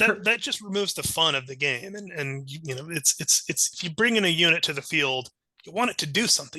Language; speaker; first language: English; native; English